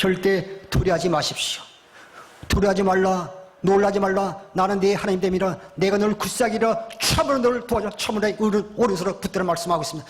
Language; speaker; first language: Korean; native; Korean